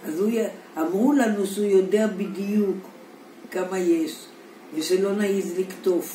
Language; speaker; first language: Hebrew; non-native, fluent; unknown